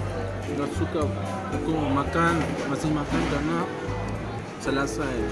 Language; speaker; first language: Indonesian; non-native, learner; Turkish